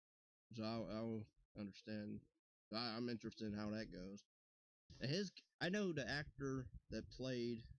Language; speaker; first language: English; native; English